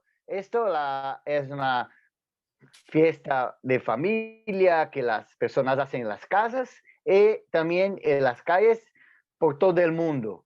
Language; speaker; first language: Spanish; non-native, fluent; Portuguese